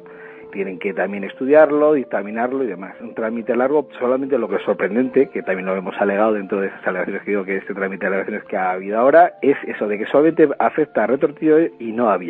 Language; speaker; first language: Spanish; native; Spanish